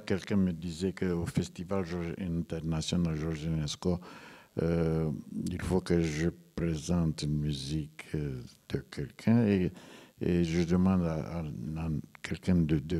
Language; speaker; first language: French; non-native, fluent; Romanian